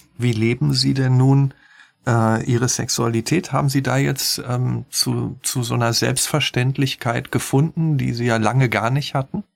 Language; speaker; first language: German; native; German